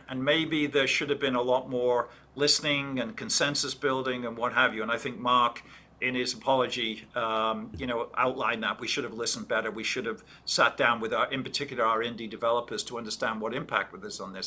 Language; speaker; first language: English; native; English